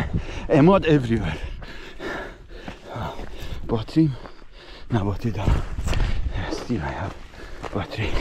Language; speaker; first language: English; non-native, learner; Persian